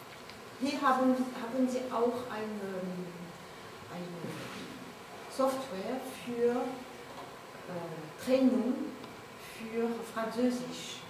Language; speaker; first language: German; non-native, learner; French